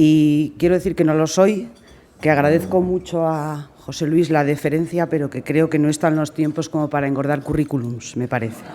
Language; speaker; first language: Spanish; native; Spanish